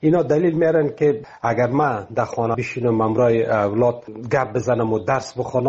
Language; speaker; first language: Persian; native; Persian